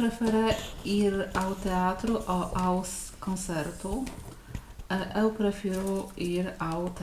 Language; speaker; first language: Portuguese; non-native, learner; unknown